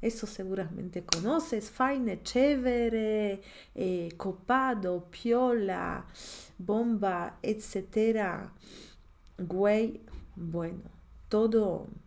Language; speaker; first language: Spanish; non-native, fluent; Polish